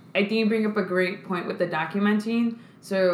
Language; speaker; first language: English; early bilingual, other home language; Spanish